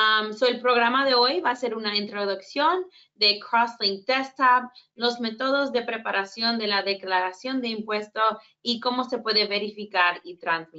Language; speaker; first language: Spanish; early bilingual, heritage; Spanish